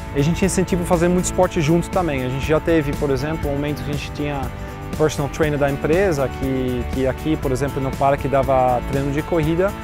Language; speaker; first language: Portuguese; non-native, fluent; Dutch